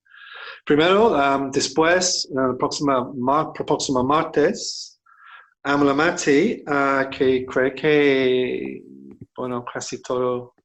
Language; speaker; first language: Spanish; non-native, fluent; English